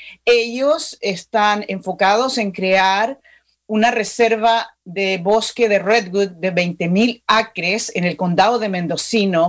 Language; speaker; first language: Spanish; native; Spanish